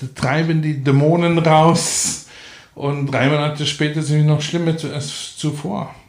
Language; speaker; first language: German; non-native, fluent; Afrikaans